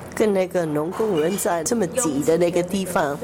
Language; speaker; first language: Chinese; non-native, local second language; Cantonese